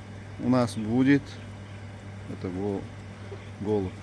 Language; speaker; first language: Russian; non-native, local second language; Uzbek